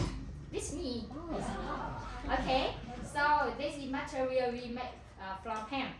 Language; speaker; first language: English; non-native, learner; Hmong